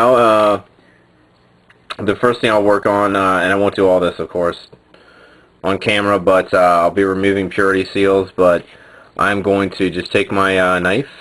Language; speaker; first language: English; native; English